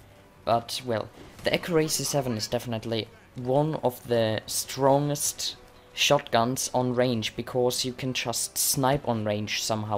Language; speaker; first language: English; non-native, fluent; Swiss German